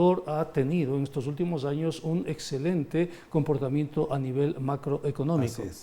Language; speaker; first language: Spanish; native; Spanish